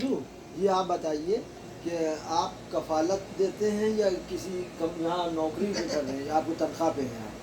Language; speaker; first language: Hindi; native; Hindi